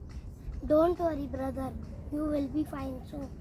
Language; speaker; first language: English; non-native, learner; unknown